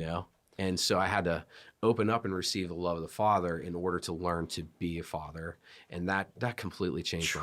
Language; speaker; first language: English; native; English